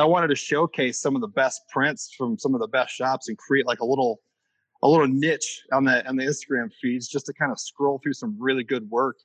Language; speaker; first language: English; native; English